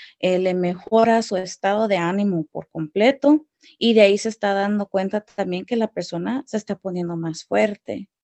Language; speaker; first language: Spanish; early bilingual, heritage; Spanish